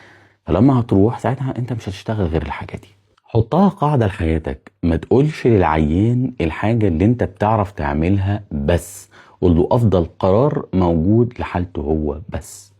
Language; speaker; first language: Arabic; native; Arabic